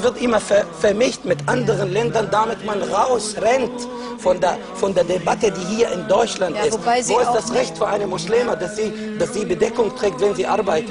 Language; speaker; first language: German; non-native, fluent; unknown